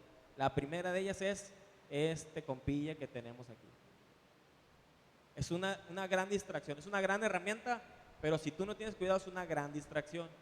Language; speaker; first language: Spanish; native; Spanish